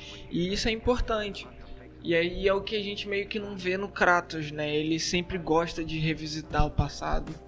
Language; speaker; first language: Portuguese; native; Portuguese